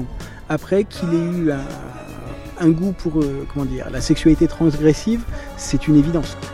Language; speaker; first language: French; native; French